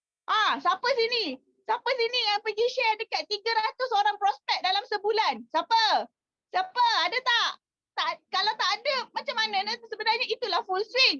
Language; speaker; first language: Malay; native; Malay